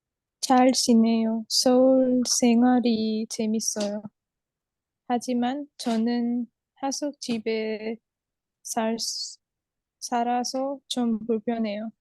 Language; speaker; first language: Korean; non-native, learner; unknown